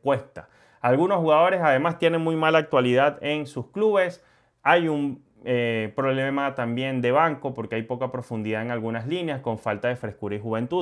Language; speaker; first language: Spanish; native; Spanish